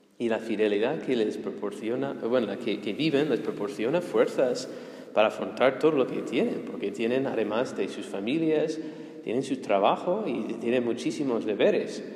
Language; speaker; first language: Spanish; non-native, fluent; English